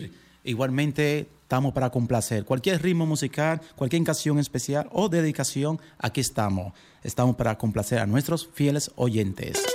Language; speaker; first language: Spanish; native; Spanish